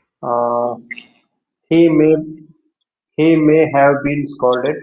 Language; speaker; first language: English; non-native, learner; Hindi